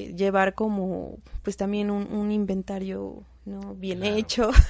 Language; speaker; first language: Spanish; native; Spanish